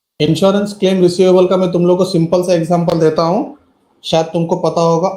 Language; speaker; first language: Hindi; native; Hindi